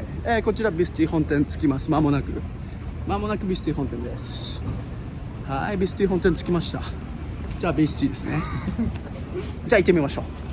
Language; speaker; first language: Japanese; non-native, fluent; Nepali